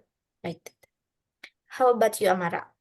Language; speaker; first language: English; non-native, learner; Indonesian